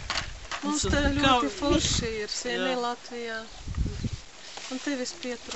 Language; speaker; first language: Latvian; native; Latvian